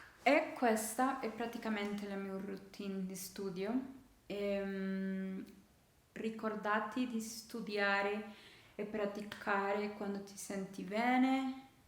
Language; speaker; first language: Italian; non-native, learner; Spanish